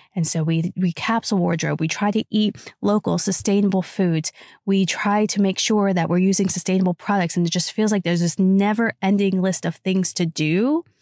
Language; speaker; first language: English; native; English